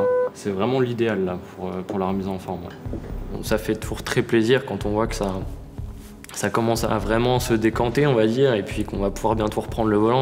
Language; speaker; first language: French; native; French